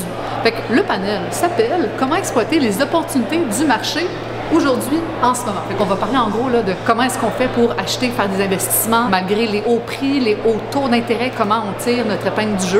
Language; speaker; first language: French; native; French